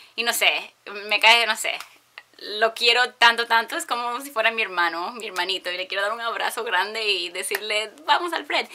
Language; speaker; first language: Spanish; early bilingual, heritage; Spanish